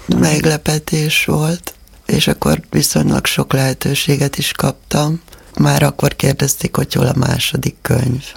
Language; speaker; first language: Hungarian; native; Hungarian